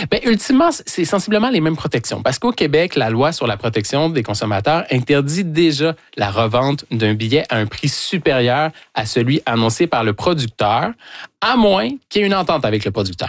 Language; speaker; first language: French; native; French